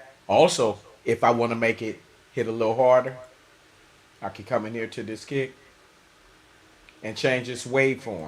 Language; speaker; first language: English; native; English